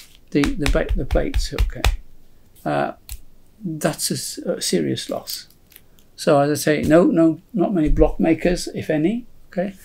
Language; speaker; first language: English; native; English